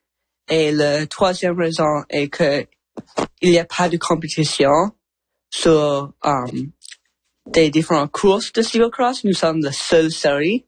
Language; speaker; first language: French; non-native, local second language; English